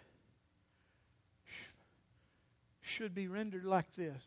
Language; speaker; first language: English; native; English